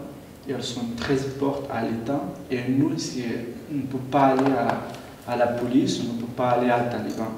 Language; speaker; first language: French; non-native, learner; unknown